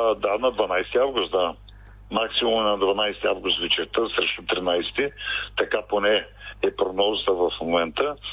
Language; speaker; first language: Bulgarian; native; Bulgarian